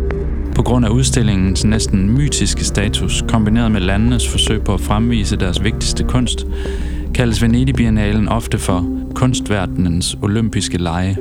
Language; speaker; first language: Danish; native; Danish